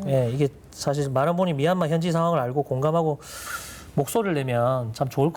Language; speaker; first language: Korean; native; Korean